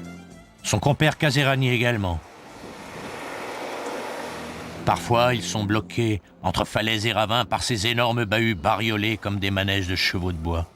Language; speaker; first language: French; native; French